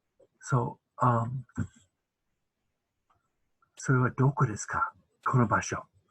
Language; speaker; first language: Japanese; non-native, learner; English